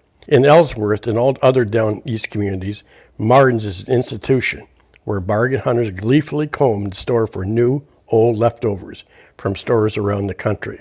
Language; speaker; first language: English; native; English